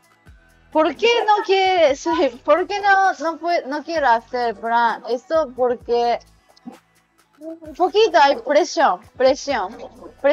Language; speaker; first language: Spanish; non-native, learner; Japanese